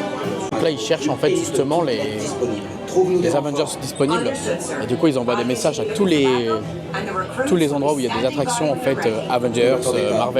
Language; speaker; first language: French; native; French